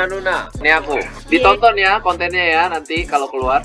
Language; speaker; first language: Indonesian; non-native, fluent; Korean